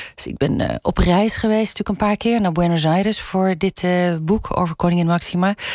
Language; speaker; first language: Dutch; non-native, local second language; Limburgish